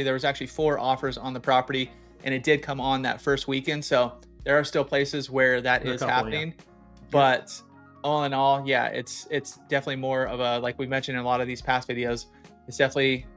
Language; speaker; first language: English; native; English